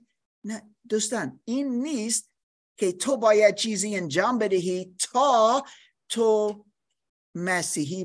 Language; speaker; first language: Persian; non-native, learner; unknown